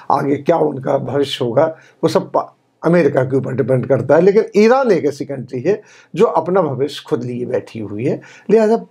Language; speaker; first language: Urdu; native; Urdu